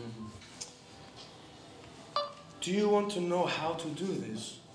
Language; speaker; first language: English; non-native, learner; Russian